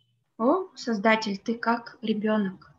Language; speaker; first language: Russian; native; Russian